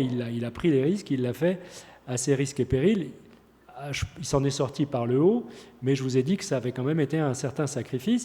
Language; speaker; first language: French; native; French